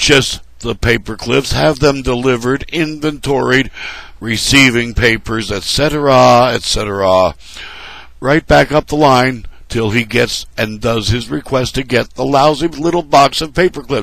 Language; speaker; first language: English; native; English